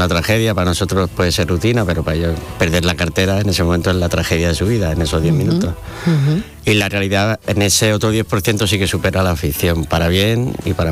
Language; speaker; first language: Spanish; native; Spanish